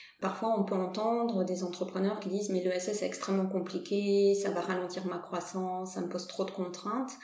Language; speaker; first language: French; native; French